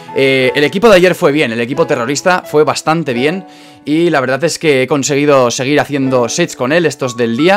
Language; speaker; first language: Spanish; native; Spanish